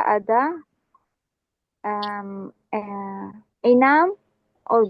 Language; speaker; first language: Indonesian; non-native, learner; Arabic